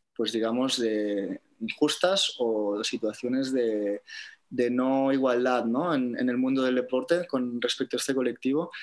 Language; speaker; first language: Spanish; native; Spanish